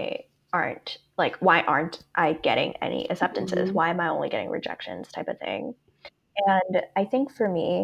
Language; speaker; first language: English; non-native, local second language; Cantonese